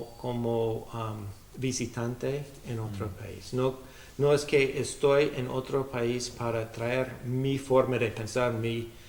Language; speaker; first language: Spanish; non-native, learner; English